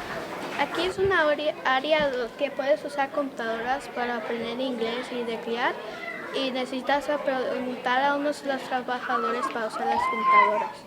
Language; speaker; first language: Spanish; early bilingual, heritage; Spanish